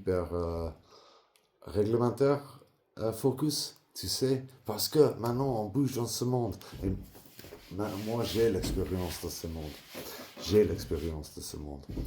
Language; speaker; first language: French; non-native, learner; English